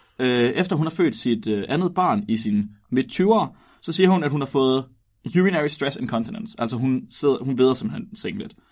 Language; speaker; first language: Danish; native; Danish